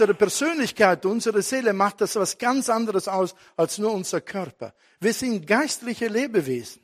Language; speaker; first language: German; non-native, fluent; Italian